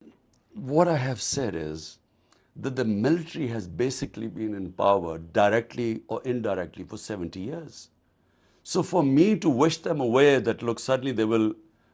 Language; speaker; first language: English; non-native, local second language; Urdu